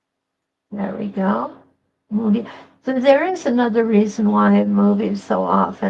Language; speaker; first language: English; native; English